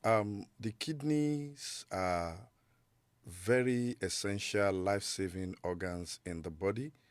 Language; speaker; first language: English; non-native, local second language; Yoruba